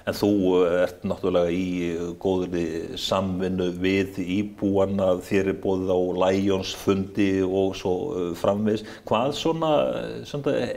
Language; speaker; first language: Icelandic; native; Icelandic